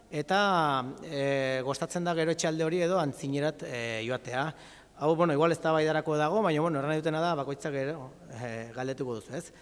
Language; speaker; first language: Basque; native; Basque